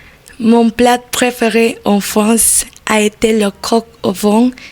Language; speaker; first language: French; non-native, learner; Spanish